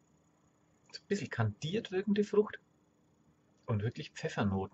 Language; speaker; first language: German; native; German